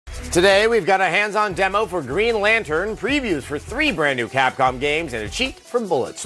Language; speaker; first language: English; native; English